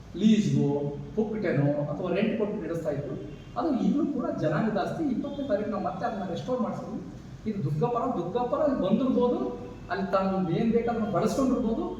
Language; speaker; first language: Kannada; native; Kannada